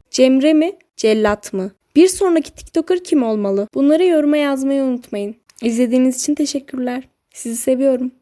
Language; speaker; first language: Turkish; native; Turkish